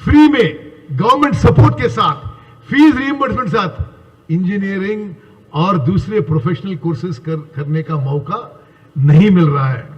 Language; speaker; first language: Hindi; non-native, local second language; Telugu